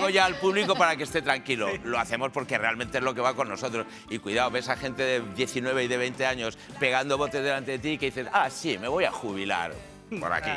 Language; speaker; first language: Spanish; native; Spanish